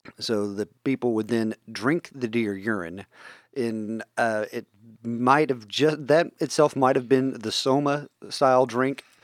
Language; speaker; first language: English; native; English